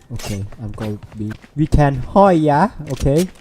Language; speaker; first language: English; non-native, learner; Thai